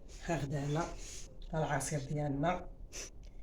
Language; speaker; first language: Arabic; native; Arabic